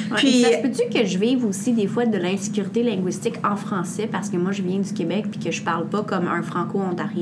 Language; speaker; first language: French; native; French